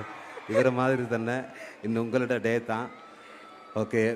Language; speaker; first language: Tamil; non-native, learner; Malayalam